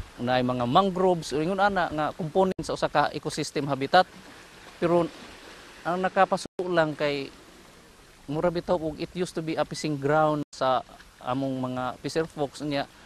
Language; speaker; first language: Cebuano; native; Cebuano